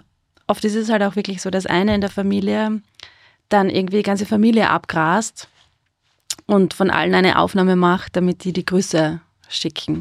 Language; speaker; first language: German; native; German